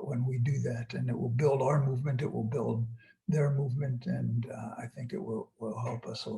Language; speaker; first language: English; native; English